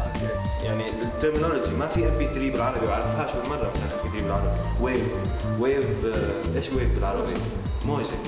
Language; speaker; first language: Arabic; native; Arabic